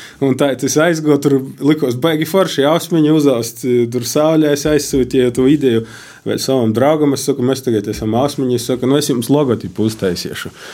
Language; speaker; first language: Latvian; native; Latvian